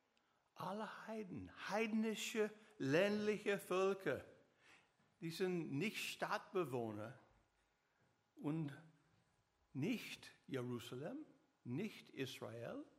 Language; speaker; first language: German; non-native, learner; English